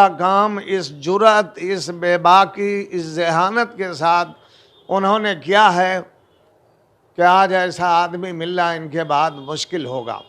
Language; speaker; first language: Urdu; native; Urdu